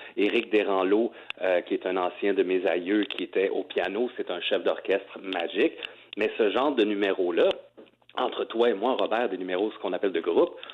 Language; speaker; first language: French; native; French